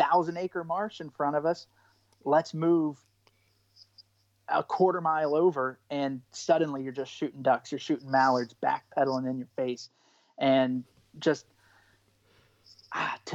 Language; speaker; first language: English; native; English